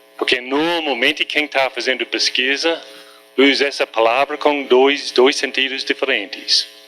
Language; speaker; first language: Portuguese; non-native, fluent; English